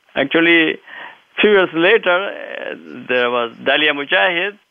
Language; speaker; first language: English; non-native, local second language; Urdu